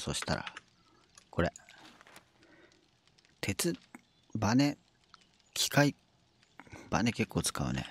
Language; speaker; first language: Japanese; native; Japanese